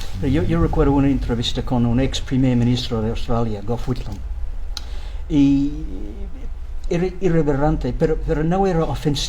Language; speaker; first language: Spanish; non-native, learner; English